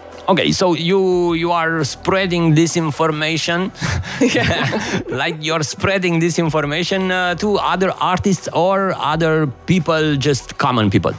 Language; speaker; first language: English; non-native, fluent; Romanian